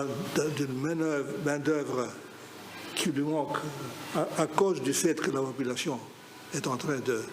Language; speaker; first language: French; non-native, fluent; Greek